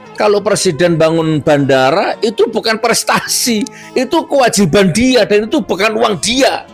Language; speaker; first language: Indonesian; non-native, local second language; Madurese